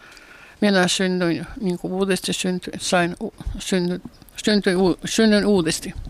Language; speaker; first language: Finnish; non-native, fluent; Russian